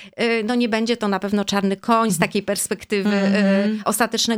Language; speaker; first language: Polish; native; Polish